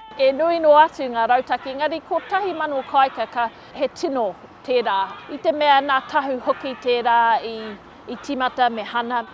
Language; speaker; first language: Māori; non-native, local second language; English